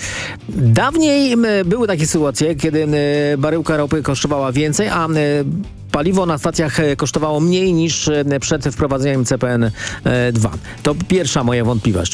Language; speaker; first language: Polish; native; Polish